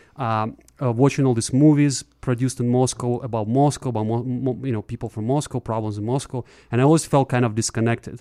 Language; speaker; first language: English; non-native, fluent; Russian